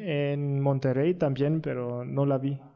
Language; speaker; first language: Spanish; non-native, learner; German